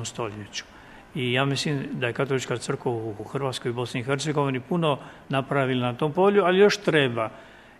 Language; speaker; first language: Croatian; native; Croatian